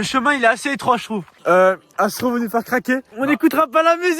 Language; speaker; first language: French; native; French